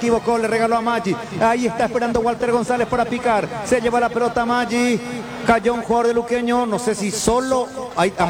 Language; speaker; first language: Spanish; native; Spanish